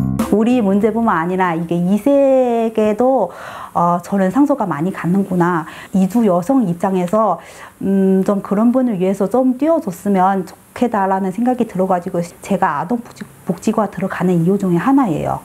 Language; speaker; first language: Korean; non-native, fluent; Chinese